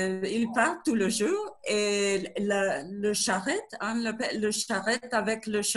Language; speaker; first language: French; non-native, learner; Spanish